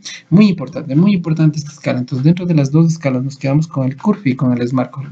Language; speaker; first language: Spanish; native; Spanish